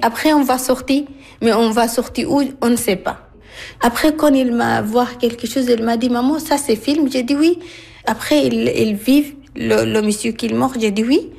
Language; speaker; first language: French; non-native, learner; Arabic